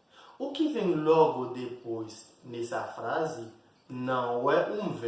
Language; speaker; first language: Portuguese; non-native, fluent; Haitian Creole